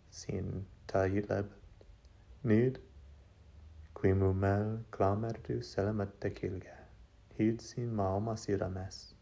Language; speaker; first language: Estonian; non-native, learner; English